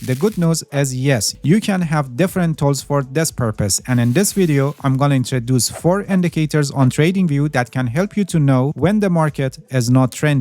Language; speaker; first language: English; non-native, fluent; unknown